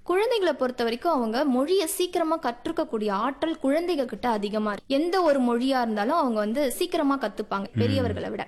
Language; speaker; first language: Tamil; native; Tamil